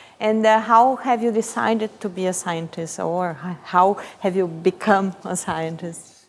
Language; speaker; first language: English; non-native, fluent; Portuguese